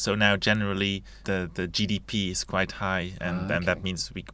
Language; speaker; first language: English; non-native, fluent; Luxembourgish